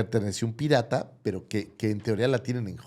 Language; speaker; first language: Spanish; native; Spanish